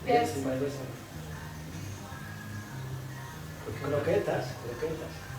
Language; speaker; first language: English; non-native, learner; Spanish